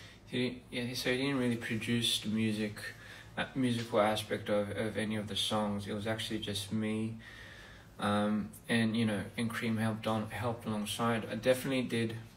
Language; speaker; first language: English; early bilingual, other home language; Korean